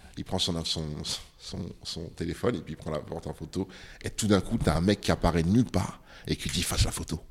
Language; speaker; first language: French; early bilingual, other home language; Bambara